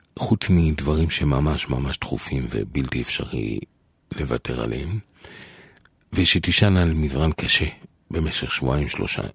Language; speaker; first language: Hebrew; native; Hebrew